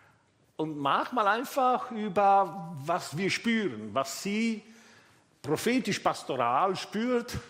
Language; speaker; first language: German; non-native, fluent; Italian